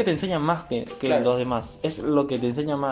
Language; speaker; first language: Spanish; native; Spanish